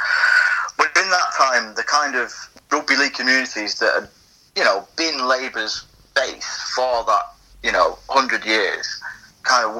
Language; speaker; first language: English; native; English